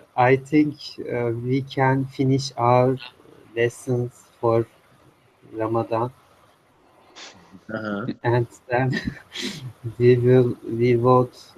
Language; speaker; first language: English; non-native, learner; Turkish